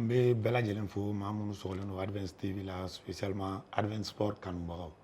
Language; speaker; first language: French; non-native, local second language; Bambara